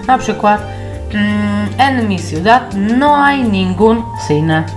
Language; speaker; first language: Spanish; non-native, fluent; Polish